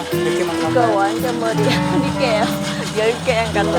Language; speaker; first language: Korean; non-native, learner; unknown